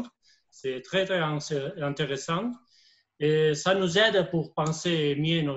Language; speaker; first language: French; non-native, fluent; Spanish